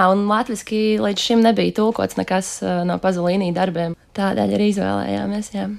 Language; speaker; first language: Latvian; native; Latvian